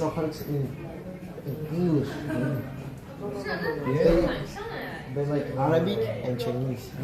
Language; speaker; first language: English; non-native, learner; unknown